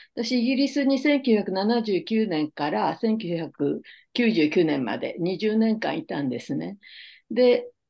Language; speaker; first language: Japanese; native; Japanese